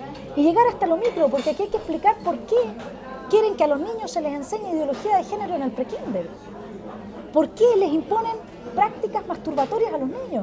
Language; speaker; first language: Spanish; native; Spanish